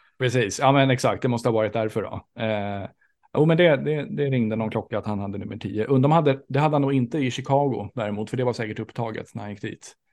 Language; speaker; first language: Swedish; native; Swedish